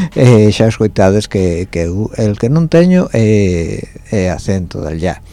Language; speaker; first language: Galician; non-native, local second language; Spanish